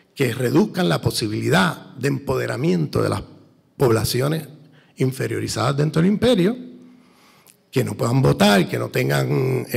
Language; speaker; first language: Spanish; native; Spanish